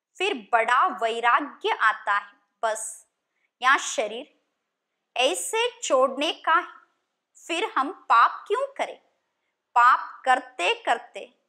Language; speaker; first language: Hindi; non-native, local second language; Kannada